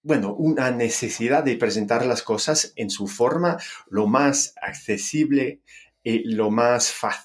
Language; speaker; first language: Spanish; non-native, fluent; English